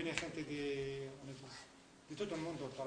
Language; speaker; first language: Spanish; non-native, learner; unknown